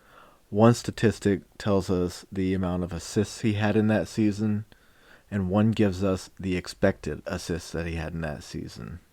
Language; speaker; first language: English; native; English